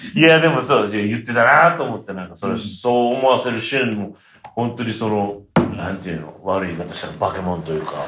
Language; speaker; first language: Japanese; native; Japanese